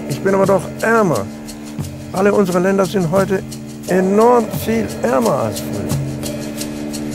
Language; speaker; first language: German; early bilingual, heritage; German